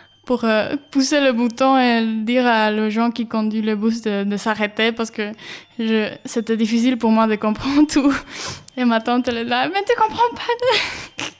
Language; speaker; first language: French; non-native, learner; Spanish